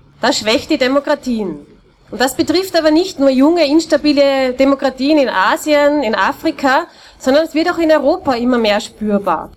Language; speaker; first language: German; native; German